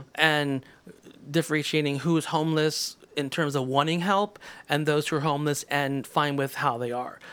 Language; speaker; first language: English; native; English